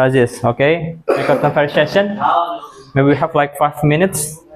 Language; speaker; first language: English; non-native, fluent; Indonesian